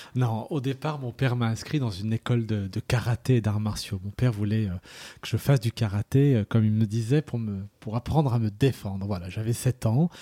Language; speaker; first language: French; early bilingual, other home language; Arabic